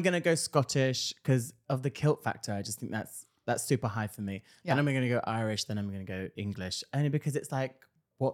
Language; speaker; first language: English; native; English